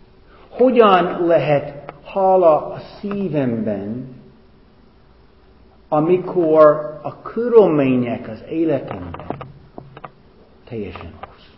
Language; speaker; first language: Hungarian; non-native, fluent; English